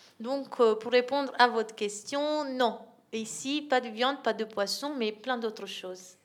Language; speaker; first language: French; non-native, fluent; Italian